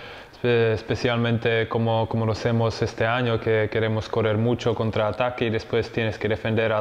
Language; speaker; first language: Spanish; non-native, fluent; Czech